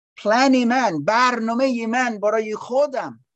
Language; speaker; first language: Persian; non-native, learner; English